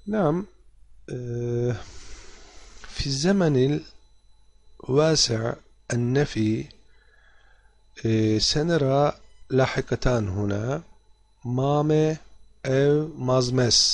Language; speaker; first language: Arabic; non-native, fluent; Turkish